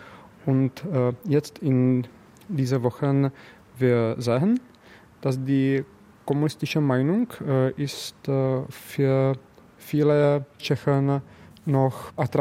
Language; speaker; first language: German; non-native, learner; Czech